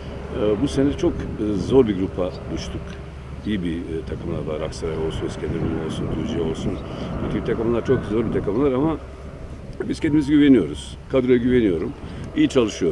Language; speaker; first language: Turkish; non-native, fluent; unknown